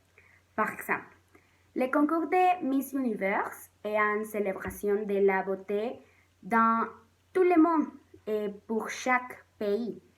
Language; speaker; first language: French; non-native, learner; Spanish